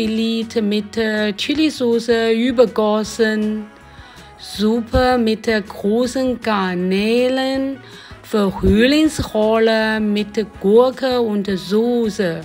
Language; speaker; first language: German; non-native, learner; Chinese